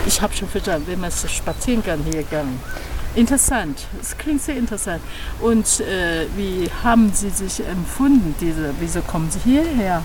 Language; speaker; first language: German; non-native, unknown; Chinese